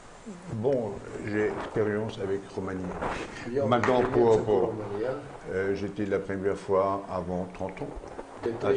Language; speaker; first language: French; non-native, learner; German